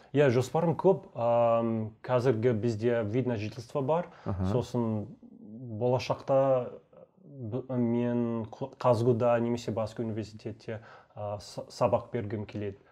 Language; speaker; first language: Kazakh; non-native, learner; English